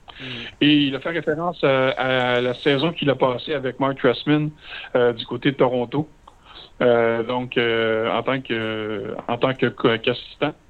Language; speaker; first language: French; native; French